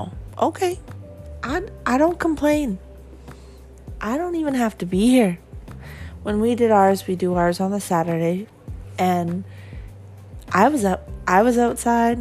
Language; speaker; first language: English; native; English